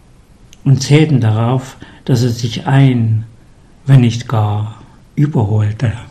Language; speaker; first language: German; native; German